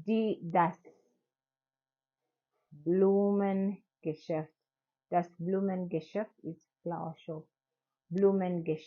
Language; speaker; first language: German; non-native, learner; English